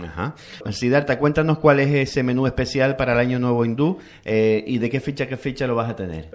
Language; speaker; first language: Spanish; native; Spanish